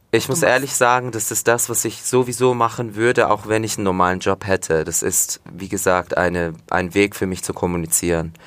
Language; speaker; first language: German; early bilingual, other home language; Turkish